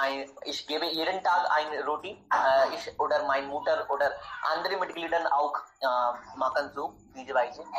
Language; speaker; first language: German; non-native, learner; Hindi